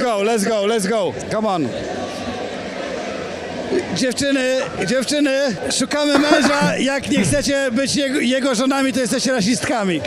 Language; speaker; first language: Polish; native; Polish